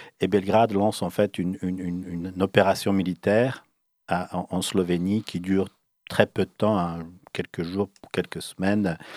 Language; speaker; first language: French; early bilingual, other home language; Bosnian